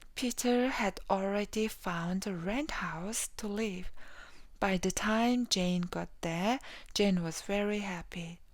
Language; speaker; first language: English; non-native, learner; Mongolian